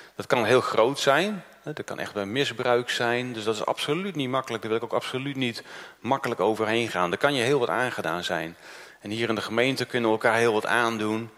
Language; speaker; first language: Dutch; early bilingual, other home language; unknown